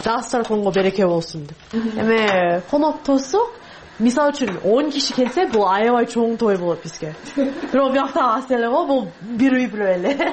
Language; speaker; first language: Kyrgyz; non-native, learner; English